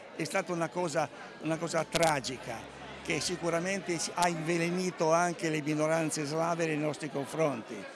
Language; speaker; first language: Italian; native; Italian